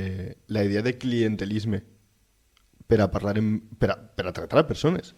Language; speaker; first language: Catalan; native; Catalan